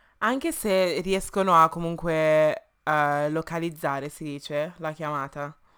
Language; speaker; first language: Italian; early bilingual, other home language; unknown